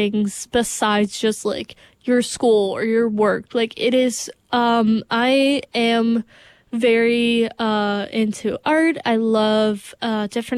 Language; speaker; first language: English; non-native, fluent; Portuguese